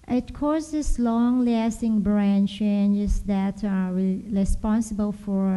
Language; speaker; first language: English; non-native, learner; Thai